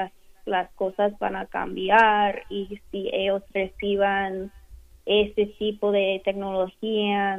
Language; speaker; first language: Spanish; non-native, fluent; English